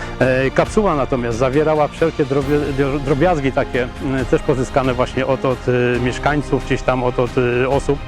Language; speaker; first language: Polish; native; Polish